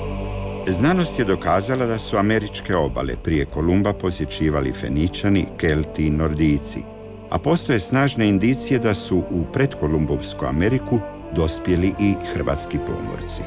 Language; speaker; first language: Croatian; native; Croatian